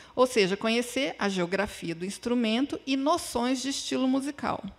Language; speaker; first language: Portuguese; native; Portuguese